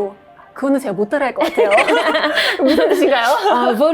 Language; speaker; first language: Korean; native; Korean